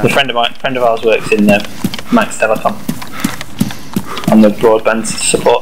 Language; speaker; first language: English; native; English